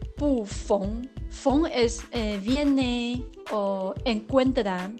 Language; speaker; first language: Spanish; non-native, learner; Chinese